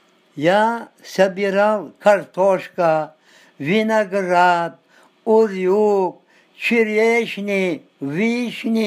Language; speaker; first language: Russian; non-native, local second language; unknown